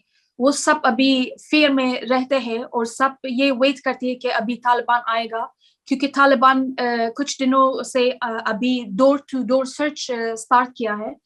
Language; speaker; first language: Hindi; non-native, learner; Persian